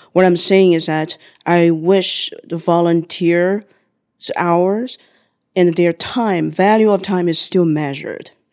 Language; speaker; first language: English; non-native, fluent; Chinese